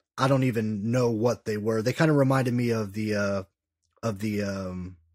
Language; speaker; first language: English; native; English